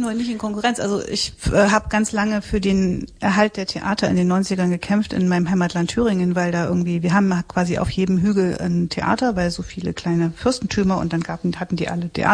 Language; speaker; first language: German; native; German